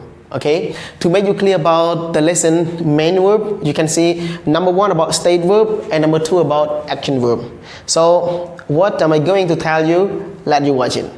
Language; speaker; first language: English; non-native, learner; Khmer